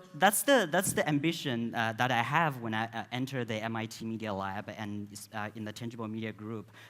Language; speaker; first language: English; non-native, fluent; Chinese